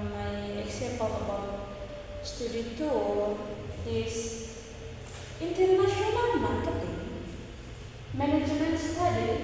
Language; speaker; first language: English; non-native, learner; Indonesian